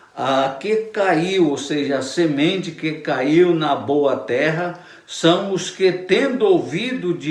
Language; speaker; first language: Portuguese; native; Portuguese